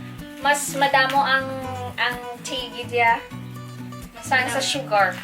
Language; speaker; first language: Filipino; non-native, local second language; Cebuano